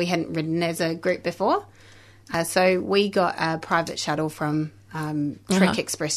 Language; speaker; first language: English; native; English